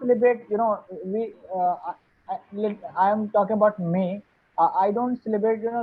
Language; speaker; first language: English; non-native, learner; Hindi